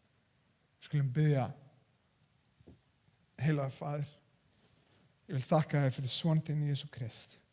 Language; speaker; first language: Icelandic; non-native, fluent; English